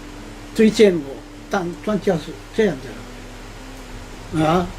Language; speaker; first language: Chinese; non-native, local second language; Amis